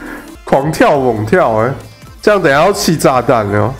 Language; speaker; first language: Chinese; native; Chinese